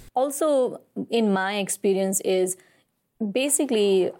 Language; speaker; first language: English; non-native, local second language; Nepali